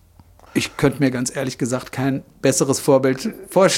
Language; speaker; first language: German; native; German